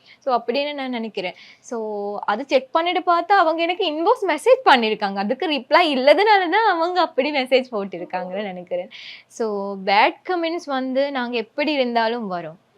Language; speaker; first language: Tamil; non-native, fluent; Sinhala